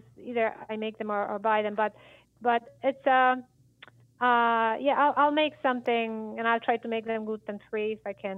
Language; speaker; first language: English; non-native, fluent; Polish